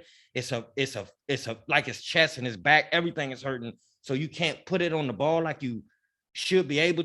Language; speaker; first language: English; native; English